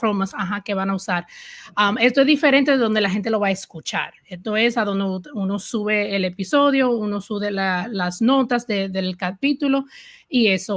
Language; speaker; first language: Spanish; early bilingual, heritage; Spanish